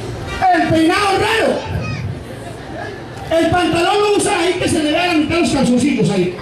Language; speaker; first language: Spanish; native; Spanish